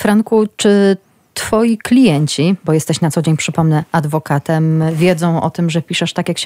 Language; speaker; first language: Polish; native; Polish